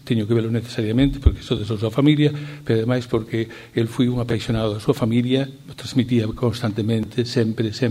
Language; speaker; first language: Galician; native; Galician